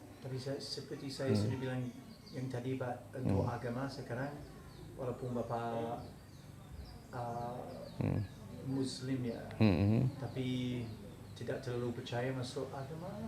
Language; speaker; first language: Indonesian; non-native, learner; English